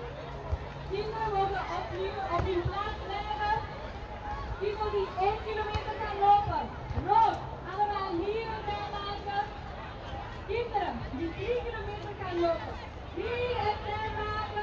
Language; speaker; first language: Dutch; non-native, learner; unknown